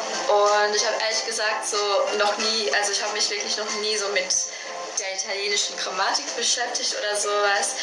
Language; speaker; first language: German; non-native, fluent; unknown